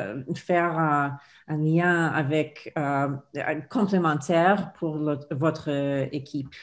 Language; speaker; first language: French; non-native, fluent; English